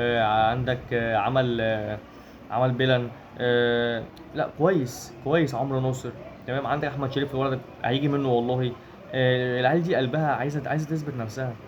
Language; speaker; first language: Arabic; native; Arabic